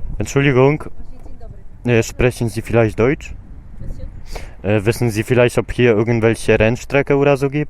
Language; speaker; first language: German; non-native, learner; Polish